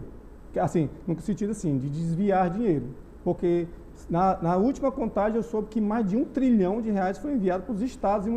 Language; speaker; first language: Portuguese; native; Portuguese